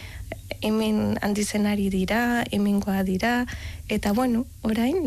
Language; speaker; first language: Basque; non-native, learner; Spanish